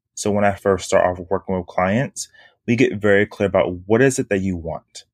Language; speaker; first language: English; native; English